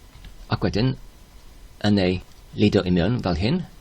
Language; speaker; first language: Welsh; non-native, learner; Polish